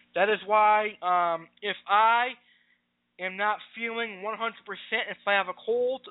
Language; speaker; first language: English; native; English